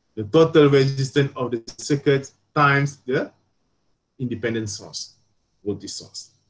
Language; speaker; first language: English; non-native, local second language; Malay